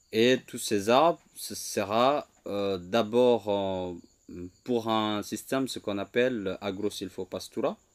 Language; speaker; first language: French; non-native, fluent; Indonesian